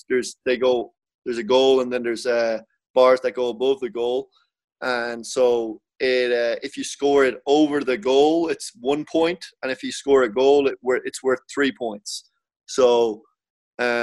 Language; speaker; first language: English; native; English